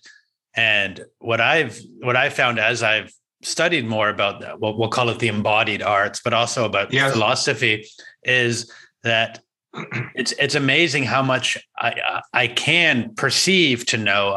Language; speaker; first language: English; native; English